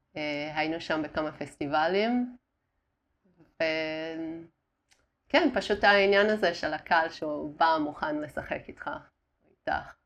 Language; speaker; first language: Hebrew; non-native, fluent; Italian